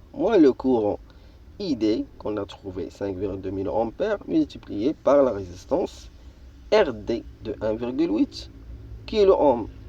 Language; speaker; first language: French; non-native, local second language; Arabic